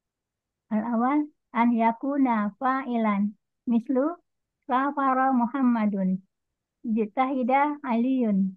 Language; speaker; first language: Arabic; non-native, learner; Indonesian